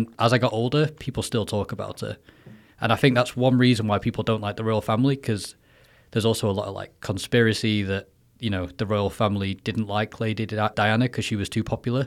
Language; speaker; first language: English; native; English